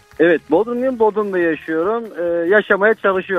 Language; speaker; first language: Turkish; native; Turkish